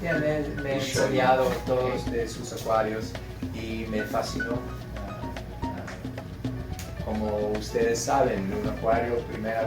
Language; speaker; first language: Spanish; non-native, learner; English